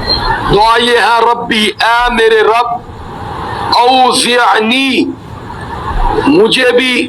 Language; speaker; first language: Urdu; native; Urdu